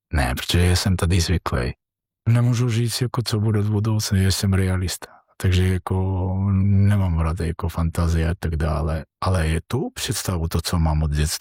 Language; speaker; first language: Czech; non-native, fluent; Georgian